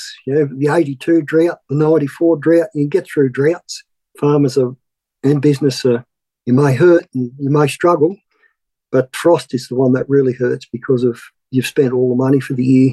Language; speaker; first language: English; native; English